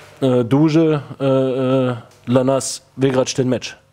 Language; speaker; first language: Polish; non-native, learner; Portuguese